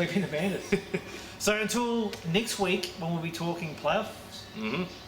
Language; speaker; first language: English; native; English